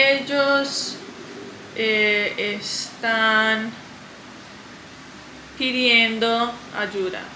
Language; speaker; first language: Spanish; non-native, learner; English